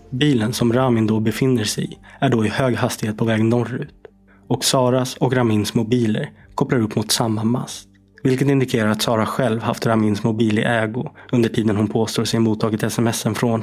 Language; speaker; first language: Swedish; native; Swedish